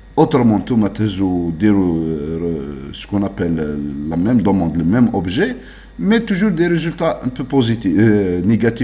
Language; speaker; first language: French; non-native, local second language; Arabic